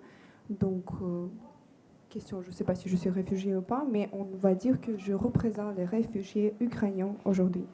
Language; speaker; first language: French; non-native, fluent; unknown